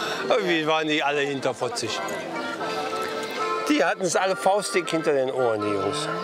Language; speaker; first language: German; native; German